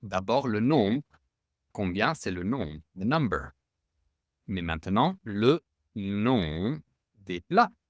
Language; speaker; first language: French; non-native, fluent; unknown